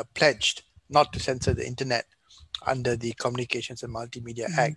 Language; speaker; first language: English; non-native, local second language; Tamil